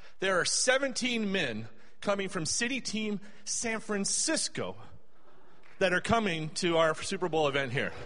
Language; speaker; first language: English; native; English